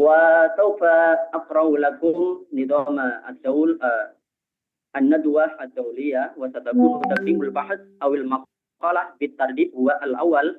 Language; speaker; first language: Arabic; non-native, fluent; Indonesian